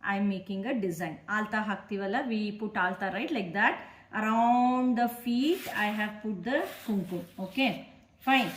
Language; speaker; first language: English; non-native, local second language; Kannada